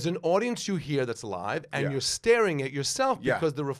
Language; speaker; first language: English; native; English